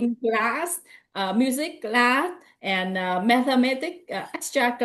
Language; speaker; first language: English; non-native, learner; Vietnamese